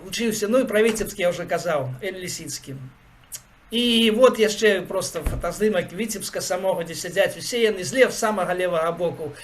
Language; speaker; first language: Belarusian; native; Belarusian